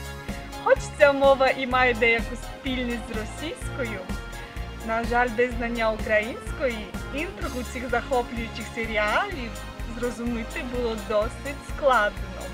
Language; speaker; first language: Ukrainian; early bilingual, heritage; Russian